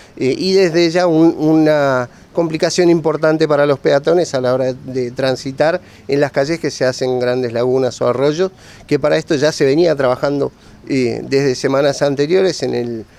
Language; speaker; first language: Spanish; native; Spanish